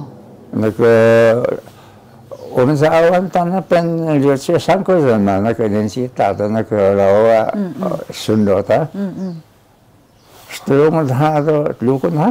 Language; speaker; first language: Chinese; non-native, local second language; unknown